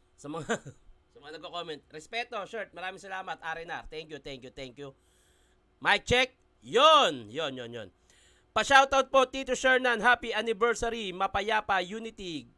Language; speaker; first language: Filipino; native; Filipino